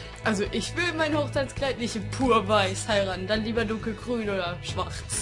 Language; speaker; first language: German; native; German